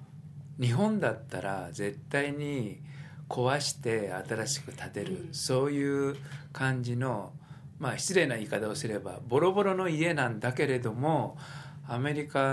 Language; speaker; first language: Japanese; native; Japanese